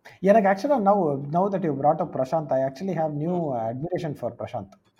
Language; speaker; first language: English; non-native, local second language; Tamil